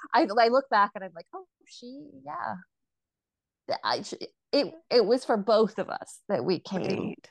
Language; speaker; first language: English; native; English